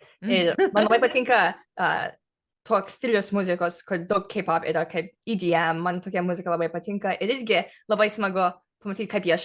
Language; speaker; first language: Lithuanian; early bilingual, heritage; English